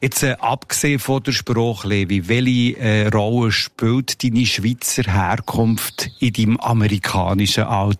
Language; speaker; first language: German; native; German